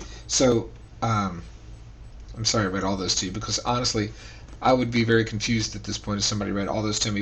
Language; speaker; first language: English; native; English